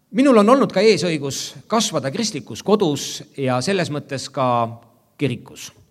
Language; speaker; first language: Estonian; native; Estonian